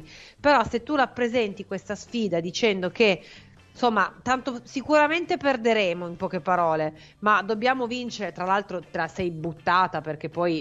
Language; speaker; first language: Italian; native; Italian